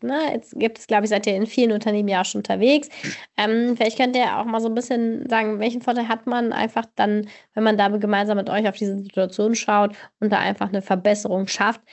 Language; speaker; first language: German; native; German